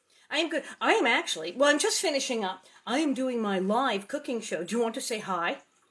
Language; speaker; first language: English; native; English